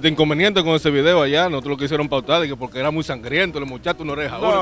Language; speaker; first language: Spanish; native; Spanish